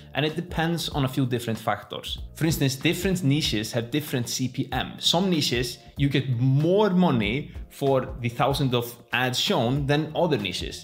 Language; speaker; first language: English; non-native, fluent; Icelandic